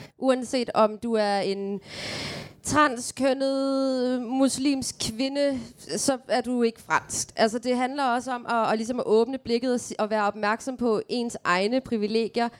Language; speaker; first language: Danish; early bilingual, other home language; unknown